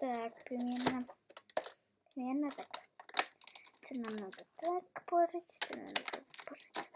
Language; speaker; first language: Russian; early bilingual, heritage; Russian